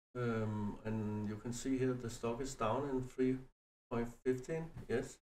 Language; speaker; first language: English; non-native, learner; Danish